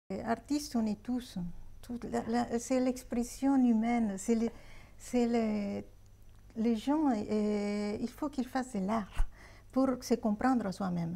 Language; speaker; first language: French; non-native, fluent; Spanish